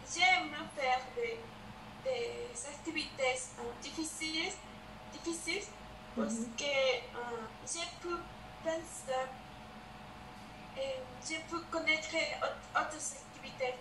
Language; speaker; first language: French; non-native, learner; Spanish